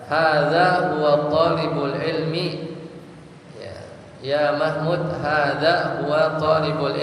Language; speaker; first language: Arabic; non-native, fluent; Indonesian